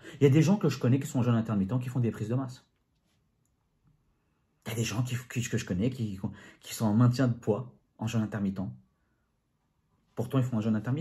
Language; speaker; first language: French; native; French